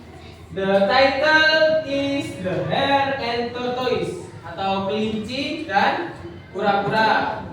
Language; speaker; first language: English; non-native, learner; Indonesian